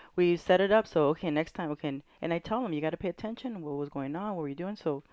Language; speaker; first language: English; native; English